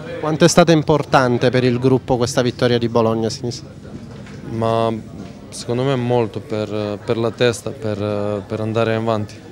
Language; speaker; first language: Italian; non-native, fluent; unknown